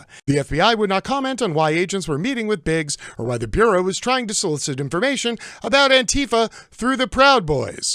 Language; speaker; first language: English; native; English